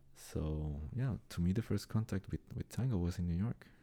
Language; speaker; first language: English; non-native, fluent; Spanish